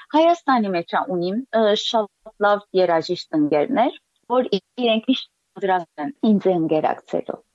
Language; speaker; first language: Armenian; early bilingual, heritage; Armenian